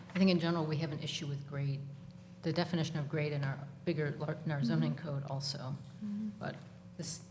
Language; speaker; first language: English; native; English